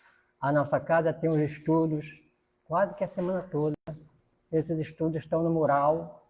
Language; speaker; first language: Portuguese; native; Portuguese